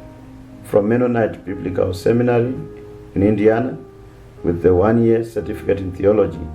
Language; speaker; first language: English; non-native, local second language; Shona